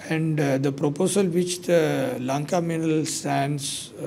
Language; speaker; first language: English; non-native, local second language; Sinhala